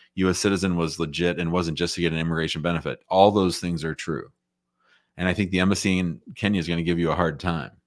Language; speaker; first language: English; native; English